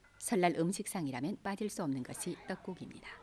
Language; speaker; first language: Korean; native; Korean